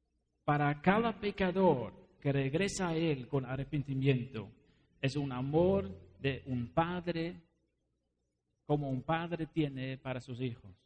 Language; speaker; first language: Spanish; non-native, fluent; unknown